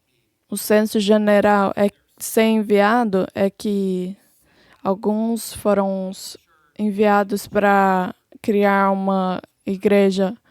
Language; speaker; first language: Portuguese; non-native, fluent; English